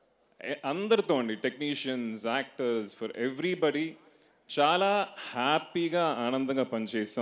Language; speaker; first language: Telugu; native; Telugu